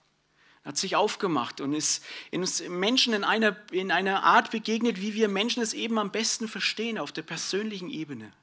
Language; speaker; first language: German; native; German